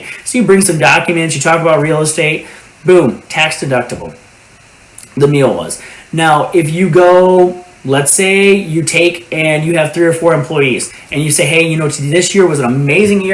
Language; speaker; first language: English; native; English